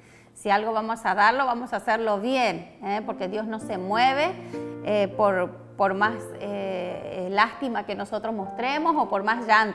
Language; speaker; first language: Spanish; native; Spanish